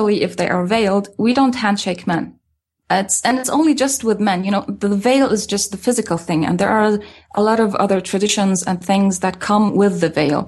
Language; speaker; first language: English; non-native, fluent; Arabic